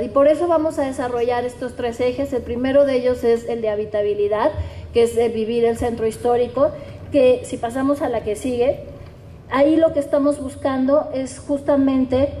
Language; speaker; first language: Spanish; native; Spanish